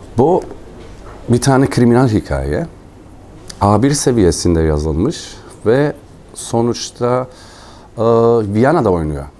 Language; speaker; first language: Turkish; non-native, fluent; German